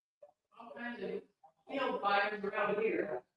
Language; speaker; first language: English; native; English